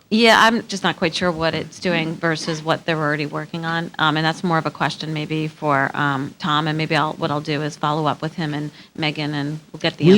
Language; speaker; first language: English; native; English